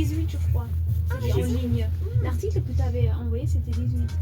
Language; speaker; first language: French; native; French